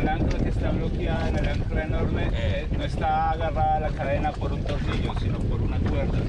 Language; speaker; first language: Spanish; native; Spanish